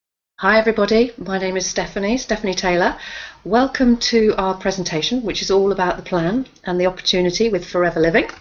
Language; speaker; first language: English; native; English